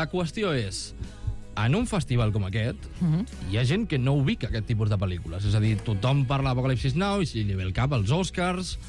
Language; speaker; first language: Catalan; native; Catalan